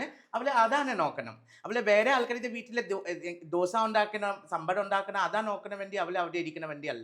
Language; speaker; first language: Malayalam; non-native, fluent; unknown